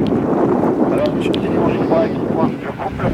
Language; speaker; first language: French; native; French